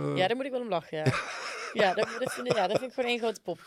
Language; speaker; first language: Dutch; native; Dutch